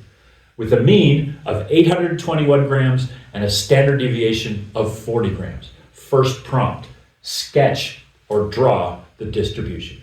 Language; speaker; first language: English; native; English